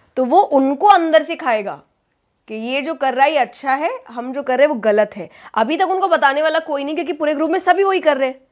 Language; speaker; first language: Hindi; native; Hindi